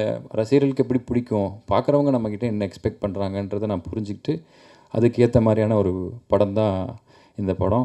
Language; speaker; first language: Tamil; native; Tamil